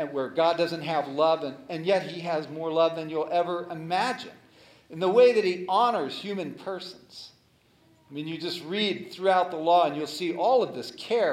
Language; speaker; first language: English; native; English